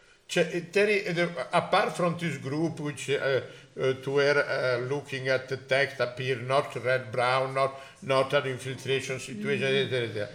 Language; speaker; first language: English; non-native, fluent; Italian